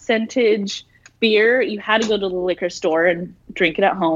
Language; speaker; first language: English; native; English